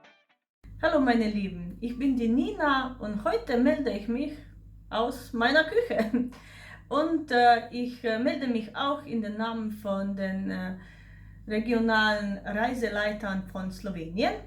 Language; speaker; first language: German; non-native, fluent; Slovenian